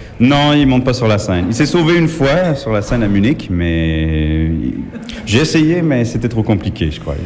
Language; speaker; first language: French; native; French